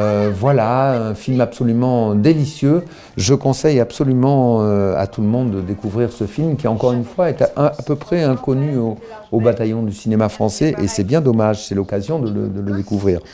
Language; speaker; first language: French; native; French